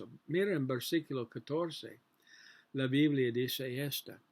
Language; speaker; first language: Spanish; non-native, learner; English